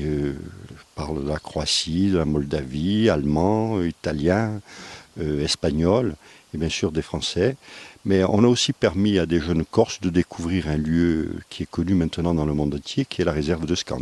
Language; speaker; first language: French; native; French